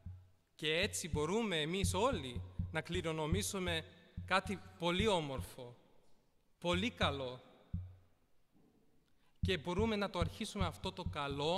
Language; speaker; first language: Greek; early bilingual, heritage; Greek